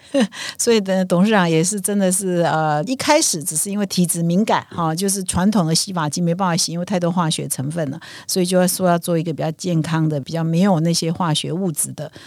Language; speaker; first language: Chinese; native; Chinese